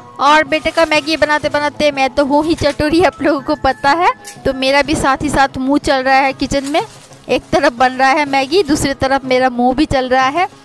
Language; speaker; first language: Hindi; non-native, local second language; Bangla